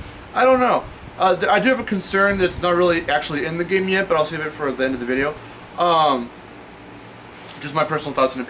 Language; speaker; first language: English; native; English